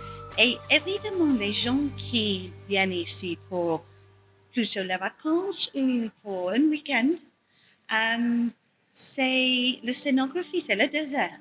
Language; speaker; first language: French; non-native, learner; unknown